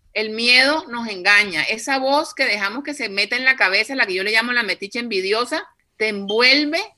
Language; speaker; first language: Spanish; native; Spanish